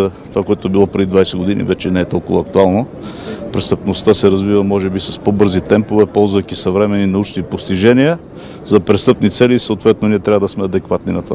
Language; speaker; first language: Bulgarian; native; Bulgarian